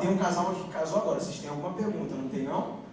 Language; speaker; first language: Portuguese; native; Portuguese